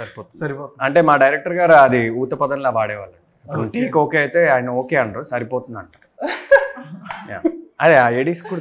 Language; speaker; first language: Telugu; native; Telugu